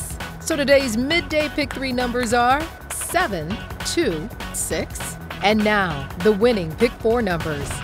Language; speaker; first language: English; native; English